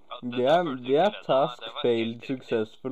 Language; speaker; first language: Norwegian; native; Norwegian